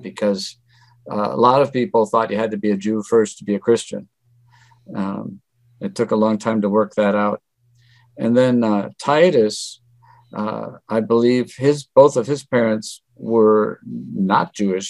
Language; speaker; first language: English; native; English